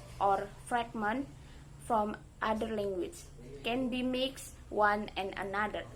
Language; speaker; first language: English; non-native, learner; Indonesian